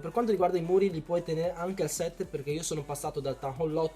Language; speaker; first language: Italian; early bilingual, other home language; Chinese